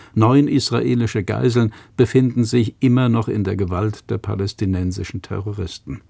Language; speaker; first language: German; native; German